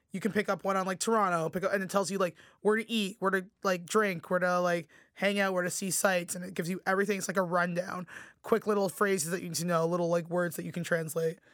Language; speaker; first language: English; native; English